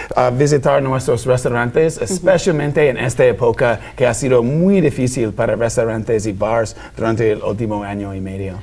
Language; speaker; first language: Spanish; non-native, fluent; English